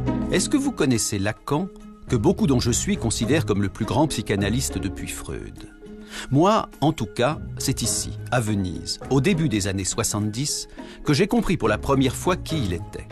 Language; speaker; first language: French; native; French